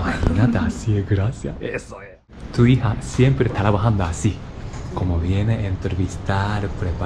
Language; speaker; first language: Spanish; non-native, learner; Japanese